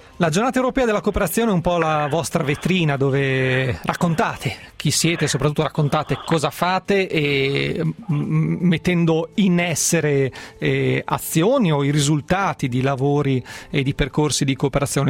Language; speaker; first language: Italian; native; Italian